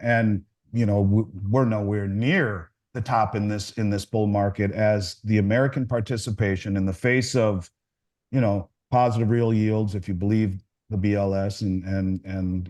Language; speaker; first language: English; native; English